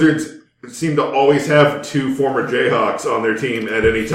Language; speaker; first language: English; native; English